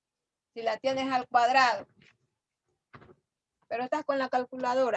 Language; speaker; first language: Spanish; native; Spanish